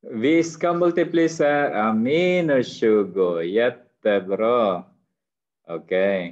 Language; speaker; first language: Swedish; non-native, fluent; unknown